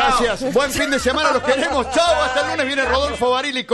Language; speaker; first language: Spanish; native; Spanish